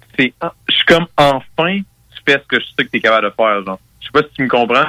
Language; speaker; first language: French; native; French